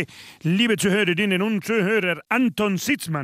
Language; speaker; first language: German; non-native, fluent; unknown